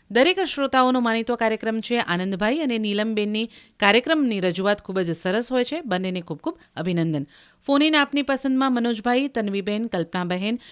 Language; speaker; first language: Gujarati; native; Gujarati